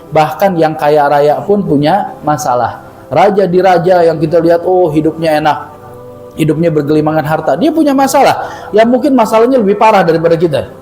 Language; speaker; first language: Indonesian; native; Indonesian